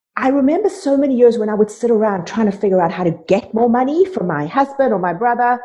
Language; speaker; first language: English; native; English